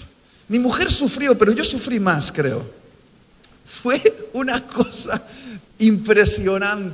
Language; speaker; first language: Spanish; native; Spanish